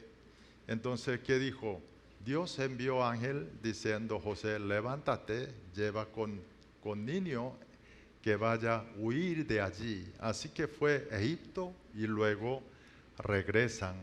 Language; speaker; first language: Spanish; non-native, learner; Korean